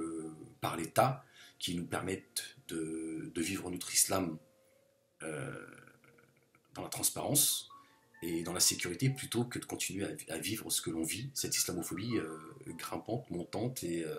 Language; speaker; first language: French; native; French